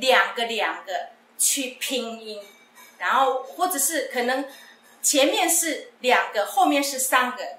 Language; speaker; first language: Chinese; non-native, local second language; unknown